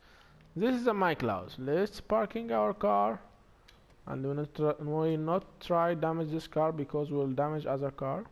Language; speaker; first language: English; non-native, learner; Arabic